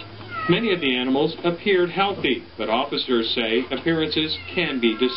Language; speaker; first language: English; native; English